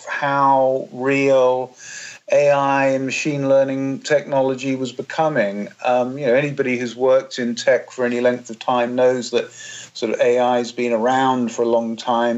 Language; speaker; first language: English; native; English